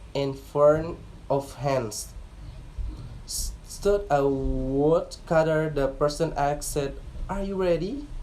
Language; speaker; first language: English; non-native, learner; Indonesian